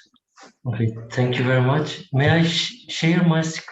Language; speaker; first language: English; non-native, fluent; Turkish